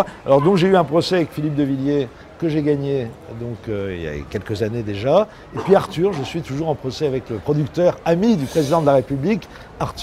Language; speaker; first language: French; native; French